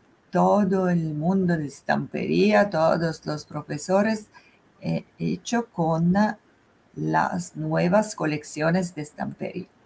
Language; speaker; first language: Spanish; non-native, fluent; Italian